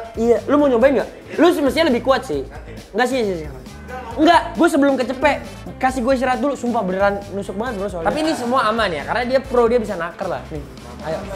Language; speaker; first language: Indonesian; native; Indonesian